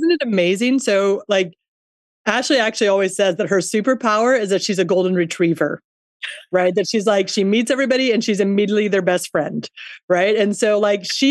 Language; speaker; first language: English; native; English